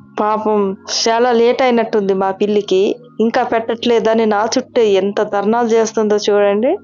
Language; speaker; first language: Telugu; non-native, local second language; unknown